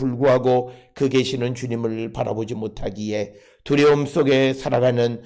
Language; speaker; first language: Korean; native; Korean